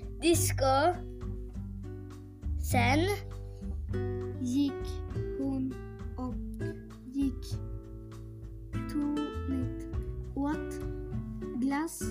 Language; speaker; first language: Swedish; non-native, learner; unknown